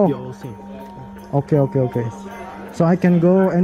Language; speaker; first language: English; non-native, learner; Indonesian